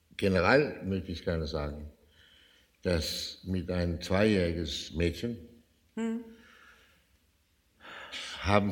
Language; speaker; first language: German; non-native, fluent; Danish